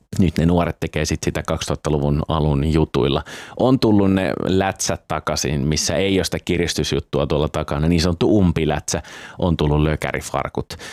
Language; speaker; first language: Finnish; native; Finnish